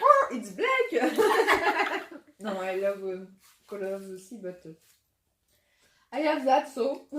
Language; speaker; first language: English; non-native, learner; French